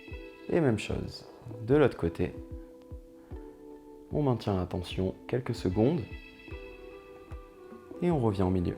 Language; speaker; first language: French; native; French